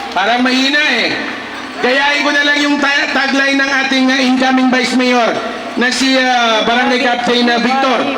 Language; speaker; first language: Filipino; non-native, local second language; Maguindanaon